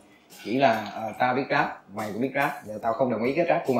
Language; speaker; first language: Vietnamese; native; Vietnamese